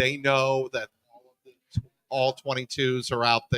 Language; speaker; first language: English; native; English